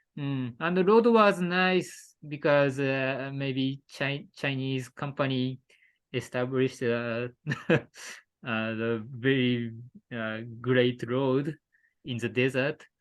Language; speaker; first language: English; non-native, learner; Japanese